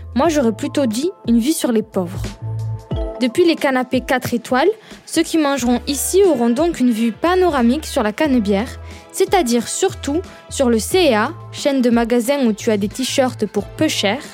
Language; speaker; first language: French; native; French